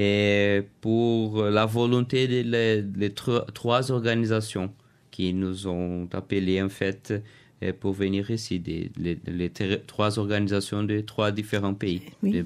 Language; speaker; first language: French; non-native, learner; Portuguese